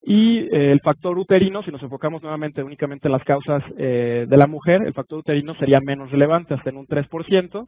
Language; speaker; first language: Spanish; native; Spanish